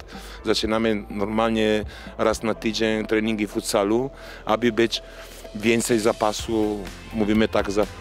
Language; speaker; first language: Polish; non-native, learner; Italian